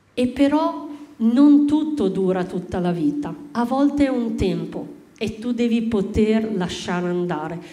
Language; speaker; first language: Italian; native; Italian